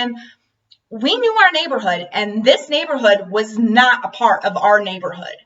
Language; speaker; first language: English; native; English